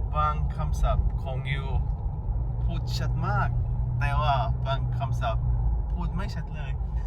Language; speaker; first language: Thai; non-native, learner; Arabic